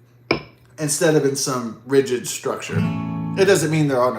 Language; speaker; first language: English; native; English